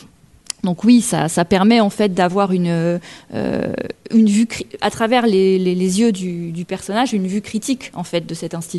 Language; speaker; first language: French; native; French